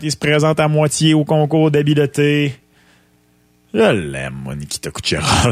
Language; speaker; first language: French; native; French